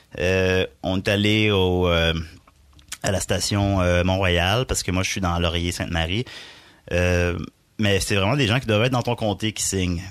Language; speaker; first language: French; native; French